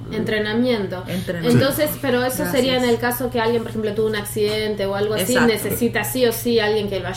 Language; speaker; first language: Spanish; native; Spanish